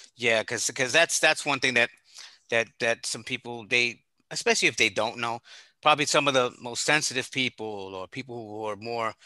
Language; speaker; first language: English; early bilingual, other home language; Spanish